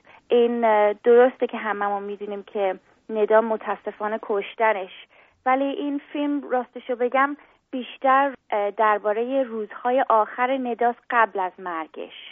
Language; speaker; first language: Persian; early bilingual, heritage; English